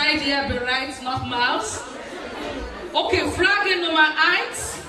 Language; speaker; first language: German; non-native, fluent; Igbo